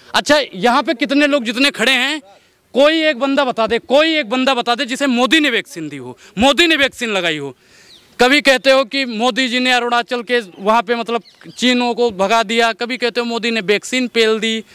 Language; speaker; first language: Hindi; native; Hindi